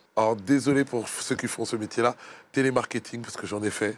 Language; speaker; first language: French; native; French